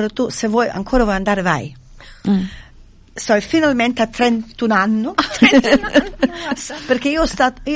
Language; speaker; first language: Italian; non-native, fluent; English